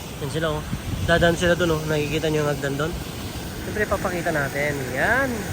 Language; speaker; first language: Filipino; non-native, local second language; Iloko